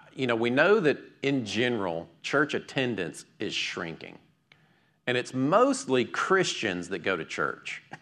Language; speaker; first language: English; native; English